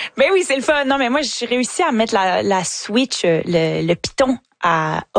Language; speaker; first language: French; native; French